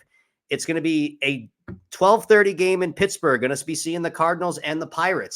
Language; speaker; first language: English; native; English